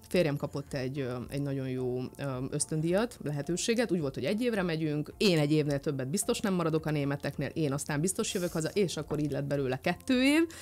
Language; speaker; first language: Hungarian; native; Hungarian